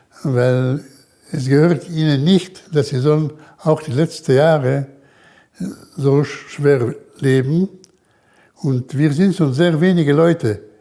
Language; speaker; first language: German; early bilingual, heritage; German